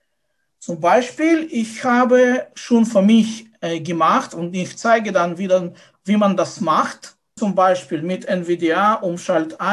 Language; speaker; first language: German; non-native, fluent; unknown